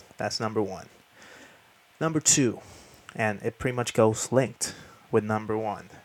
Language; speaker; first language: English; non-native, fluent; Spanish